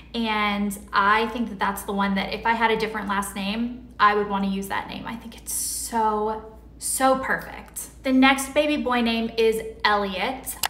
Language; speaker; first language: English; native; English